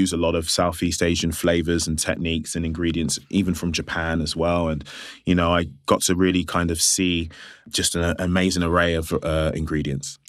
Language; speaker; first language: English; native; English